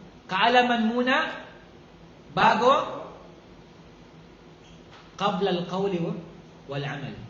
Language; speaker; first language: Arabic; non-native, fluent; Filipino